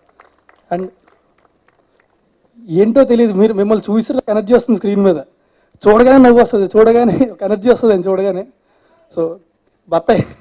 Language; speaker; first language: Telugu; native; Telugu